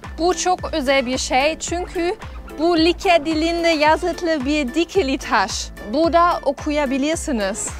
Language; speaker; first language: Turkish; non-native, learner; German